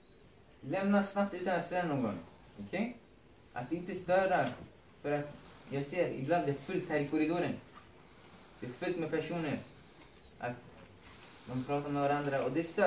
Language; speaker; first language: Swedish; non-native, fluent; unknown